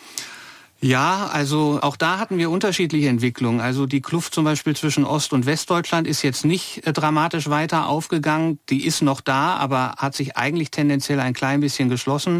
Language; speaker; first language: German; native; German